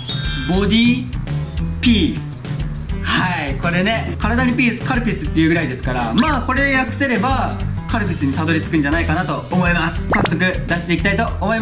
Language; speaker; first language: Japanese; native; Japanese